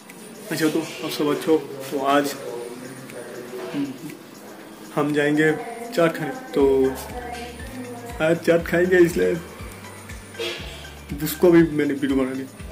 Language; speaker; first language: Hindi; non-native, local second language; Bangla